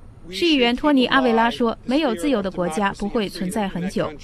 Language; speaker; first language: Chinese; native; Chinese